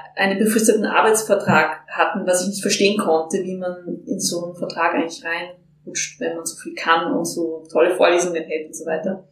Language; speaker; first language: German; non-native, fluent; Finnish